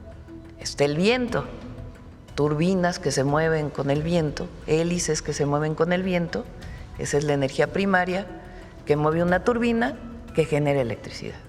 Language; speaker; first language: Spanish; native; Spanish